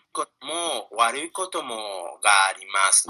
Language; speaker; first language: Japanese; non-native, fluent; Spanish